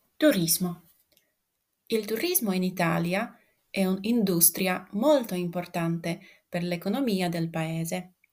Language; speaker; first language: Italian; non-native, fluent; Slovak